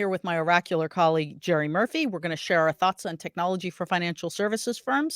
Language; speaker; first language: English; native; English